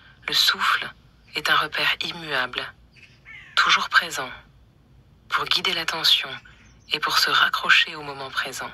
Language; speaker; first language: French; native; French